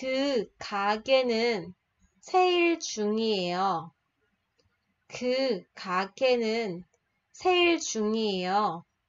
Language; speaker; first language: Korean; non-native, fluent; Vietnamese